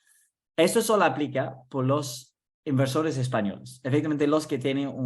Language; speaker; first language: Spanish; non-native, fluent; English